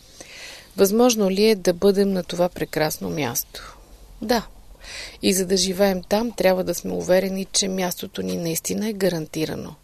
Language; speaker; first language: Bulgarian; native; Bulgarian